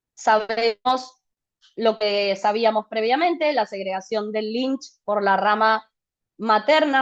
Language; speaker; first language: Spanish; native; Spanish